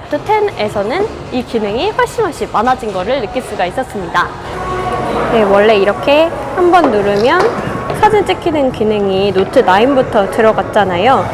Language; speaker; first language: Korean; native; Korean